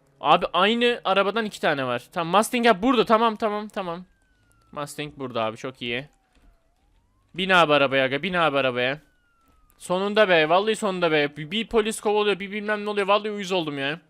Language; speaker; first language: Turkish; native; Turkish